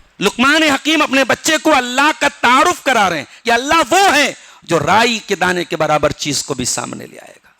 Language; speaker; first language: Urdu; native; Urdu